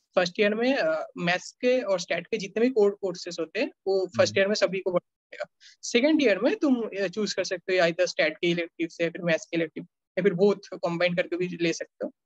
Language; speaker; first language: Hindi; non-native, local second language; Bangla